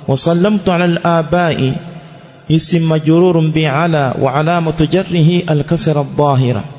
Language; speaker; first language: Arabic; non-native, fluent; Swahili